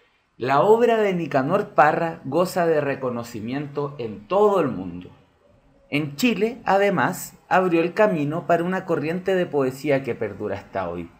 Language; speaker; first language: Spanish; native; Spanish